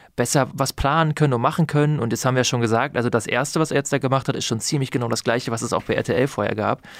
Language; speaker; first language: German; native; German